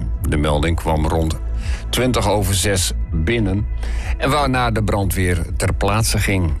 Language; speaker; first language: Dutch; native; Dutch